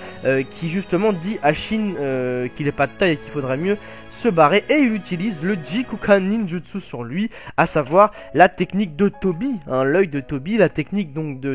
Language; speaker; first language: French; native; French